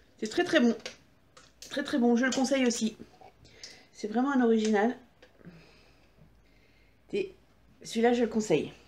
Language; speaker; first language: French; native; French